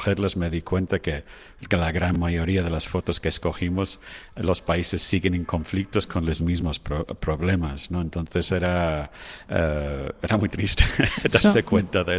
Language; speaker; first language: Spanish; non-native, fluent; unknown